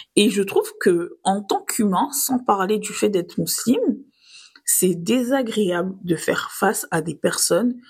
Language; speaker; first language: French; native; French